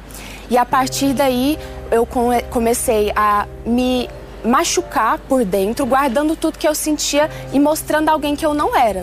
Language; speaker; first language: Portuguese; early bilingual, other home language; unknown